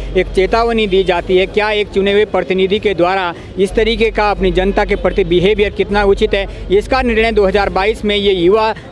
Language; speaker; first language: Hindi; native; Hindi